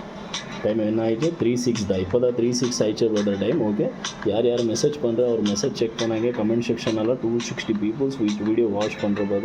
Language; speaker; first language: Tamil; non-native, local second language; Kannada